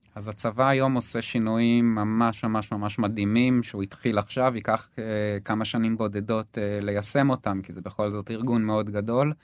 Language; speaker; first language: Hebrew; native; Hebrew